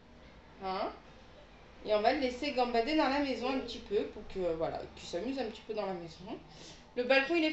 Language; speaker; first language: French; native; French